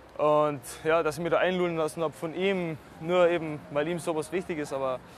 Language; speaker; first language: German; native; German